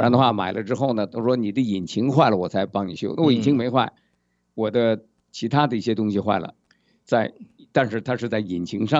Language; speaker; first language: Chinese; native; Chinese